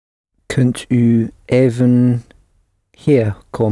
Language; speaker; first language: Dutch; non-native, learner; English